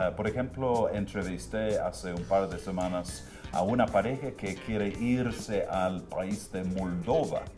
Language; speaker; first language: Spanish; non-native, fluent; English